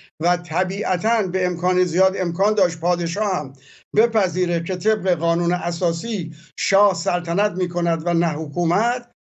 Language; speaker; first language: Persian; native; Persian